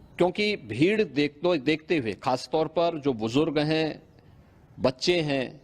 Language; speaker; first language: Hindi; native; Hindi